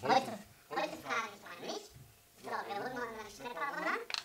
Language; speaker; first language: German; native; German